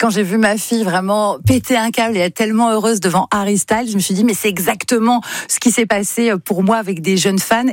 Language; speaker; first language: French; native; French